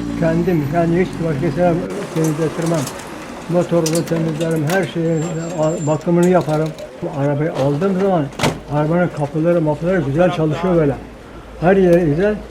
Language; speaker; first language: Turkish; native; Turkish